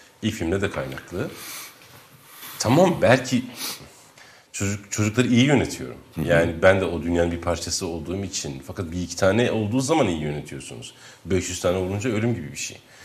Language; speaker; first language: Turkish; non-native, local second language; Kurdish